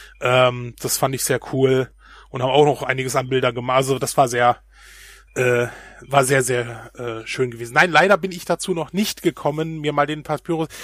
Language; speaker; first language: German; native; German